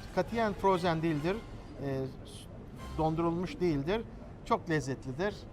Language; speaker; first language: Turkish; native; Turkish